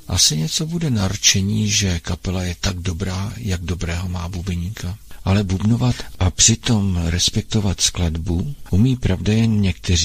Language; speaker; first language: Czech; native; Czech